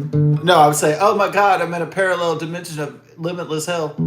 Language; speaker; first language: English; native; English